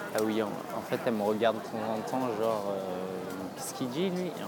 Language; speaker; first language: French; native; French